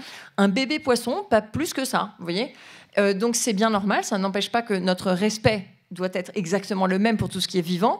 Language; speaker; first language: French; native; French